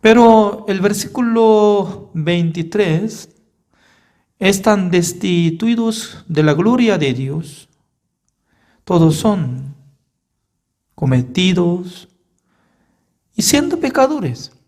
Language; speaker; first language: Spanish; non-native, fluent; Korean